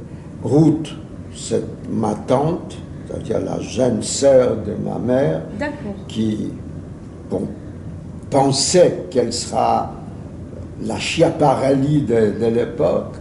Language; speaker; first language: French; non-native, fluent; Yiddish